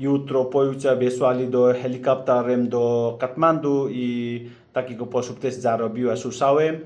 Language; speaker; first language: Polish; non-native, learner; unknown